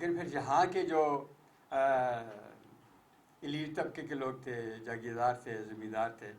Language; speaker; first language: Urdu; native; Urdu